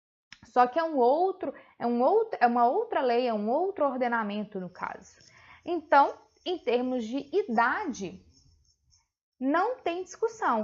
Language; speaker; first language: Portuguese; native; Portuguese